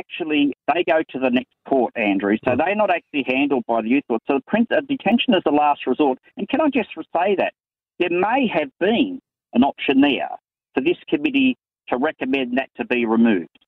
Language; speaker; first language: English; native; English